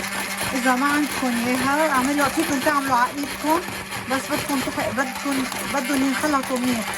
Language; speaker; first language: Arabic; native; Arabic